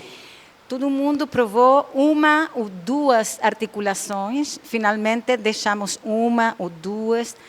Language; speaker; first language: Portuguese; non-native, fluent; Spanish